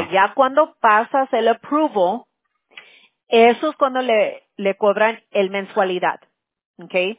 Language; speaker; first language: Spanish; early bilingual, heritage; Spanish